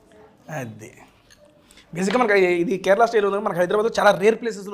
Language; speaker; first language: Telugu; native; Telugu